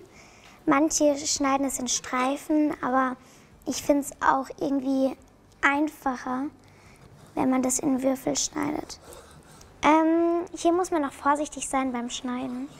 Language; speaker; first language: German; native; German